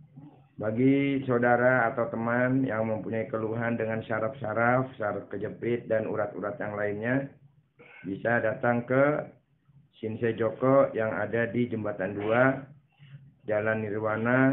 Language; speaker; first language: Indonesian; native; Indonesian